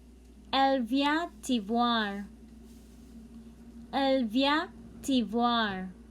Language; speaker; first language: French; non-native, learner; Cebuano